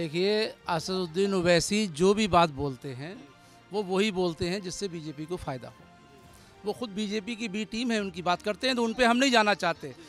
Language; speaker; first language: Hindi; native; Hindi